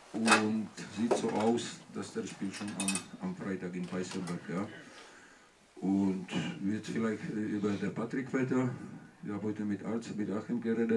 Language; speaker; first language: German; non-native, learner; Czech